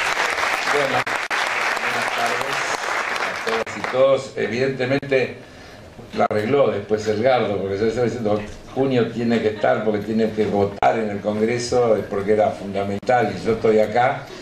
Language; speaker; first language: Spanish; native; Spanish